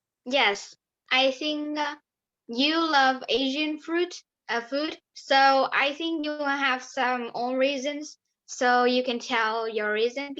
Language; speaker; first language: English; non-native, learner; Vietnamese